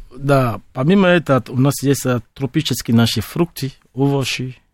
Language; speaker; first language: Russian; non-native, fluent; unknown